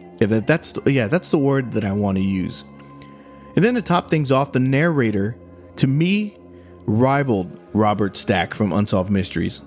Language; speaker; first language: English; native; English